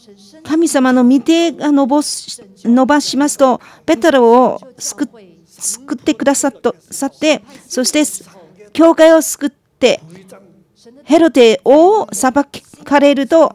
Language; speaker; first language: Japanese; non-native, fluent; Chinese